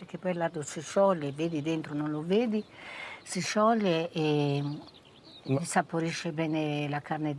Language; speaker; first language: Italian; native; Italian